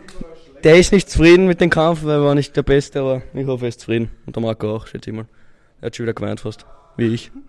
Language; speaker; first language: German; native; German